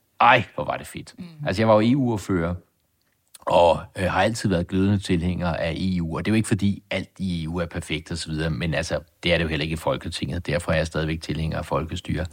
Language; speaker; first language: Danish; native; Danish